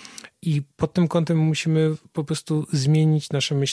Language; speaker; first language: Polish; native; Polish